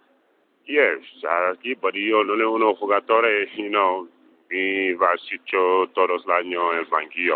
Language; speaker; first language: Spanish; non-native, learner; English